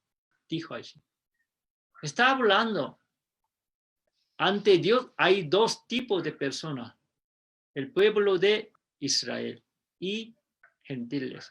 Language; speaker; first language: Spanish; non-native, fluent; Korean